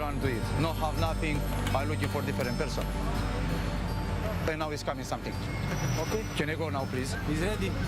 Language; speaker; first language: English; non-native, learner; Romanian